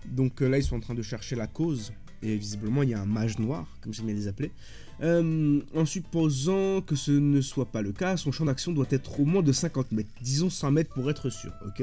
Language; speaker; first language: French; native; French